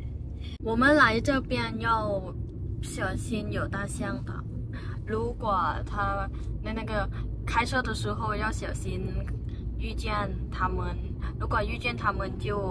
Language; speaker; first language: Chinese; non-native, learner; Thai